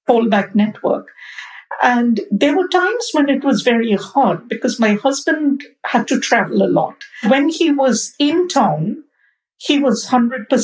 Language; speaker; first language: English; non-native, local second language; Bangla